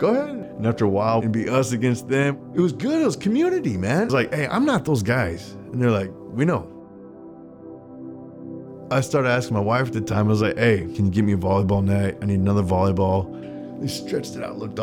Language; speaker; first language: English; native; English